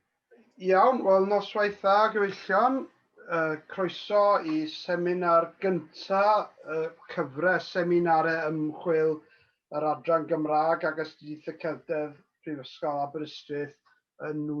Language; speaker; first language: Welsh; native; Welsh